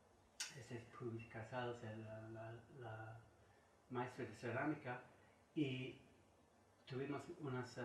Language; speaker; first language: Spanish; non-native, learner; English